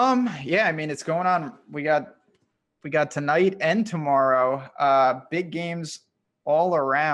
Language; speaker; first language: English; native; English